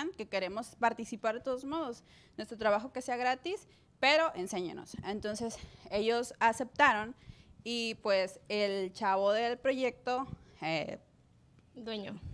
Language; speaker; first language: Spanish; native; Spanish